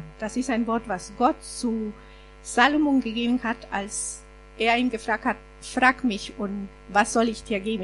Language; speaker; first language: German; non-native, fluent; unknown